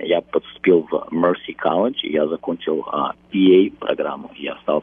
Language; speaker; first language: Russian; early bilingual, heritage; Russian